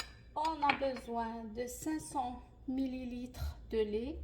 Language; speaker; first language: French; non-native, local second language; Arabic